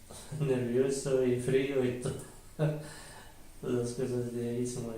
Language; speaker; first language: Spanish; non-native, learner; Arabic